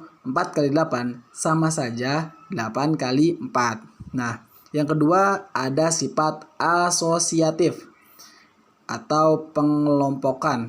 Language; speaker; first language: Indonesian; native; Indonesian